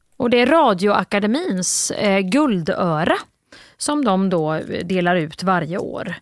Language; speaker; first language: Swedish; native; Swedish